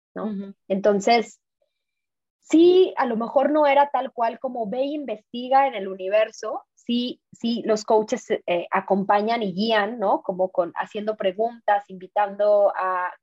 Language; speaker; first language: Spanish; native; Spanish